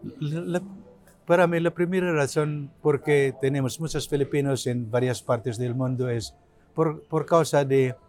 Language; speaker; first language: Spanish; non-native, learner; Cebuano